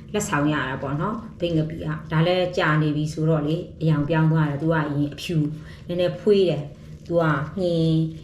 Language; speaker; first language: Burmese; native; Burmese